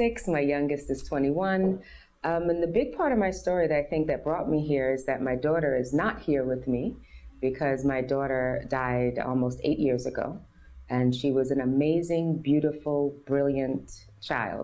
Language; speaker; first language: English; native; English